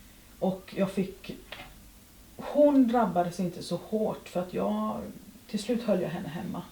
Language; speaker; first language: Swedish; native; Swedish